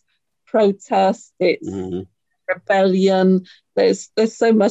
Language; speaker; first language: English; native; English